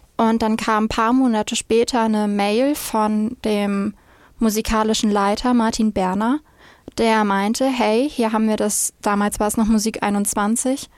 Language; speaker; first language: German; native; German